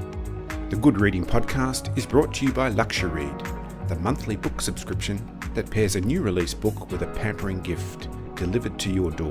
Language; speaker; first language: English; native; English